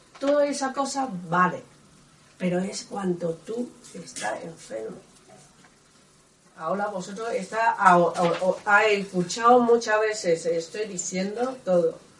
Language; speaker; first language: Spanish; non-native, learner; Chinese